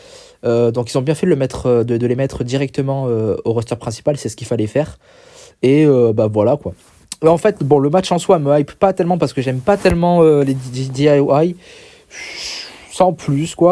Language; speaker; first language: French; native; French